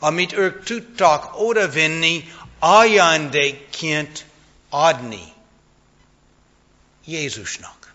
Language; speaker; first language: Hungarian; non-native, fluent; English